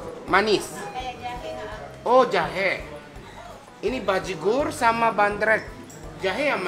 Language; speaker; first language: Indonesian; non-native, fluent; Japanese